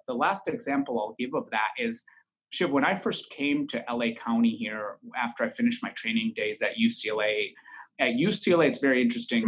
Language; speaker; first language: English; native; English